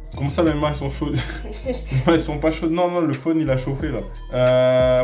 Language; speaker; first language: French; native; French